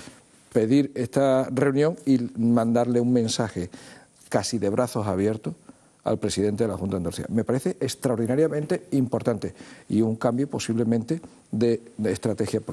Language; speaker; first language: Spanish; native; Spanish